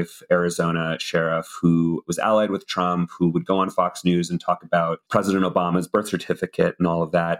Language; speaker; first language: English; native; English